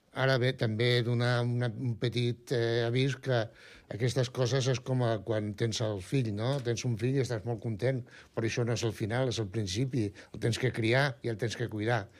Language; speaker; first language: Catalan; non-native, local second language; Spanish